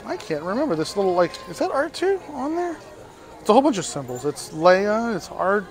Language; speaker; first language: English; native; English